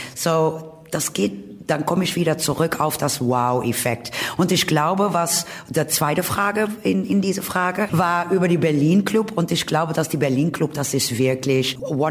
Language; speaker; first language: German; non-native, learner; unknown